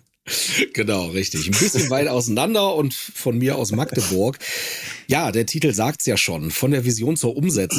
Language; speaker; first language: German; native; German